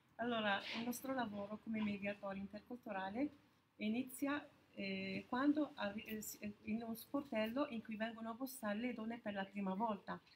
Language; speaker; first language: Italian; non-native, fluent; Arabic